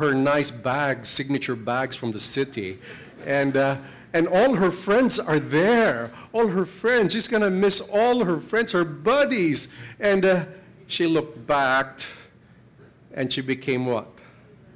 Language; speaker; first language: English; non-native, local second language; Filipino